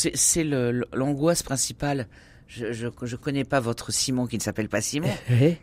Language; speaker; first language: French; native; French